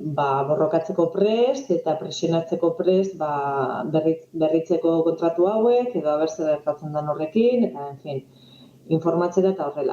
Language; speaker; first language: Basque; non-native, local second language; Spanish